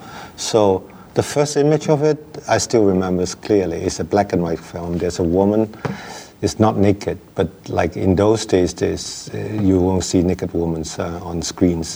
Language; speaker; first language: English; non-native, local second language; Wu Chinese